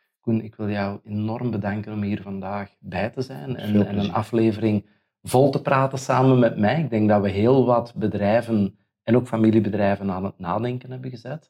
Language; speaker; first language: Dutch; native; Dutch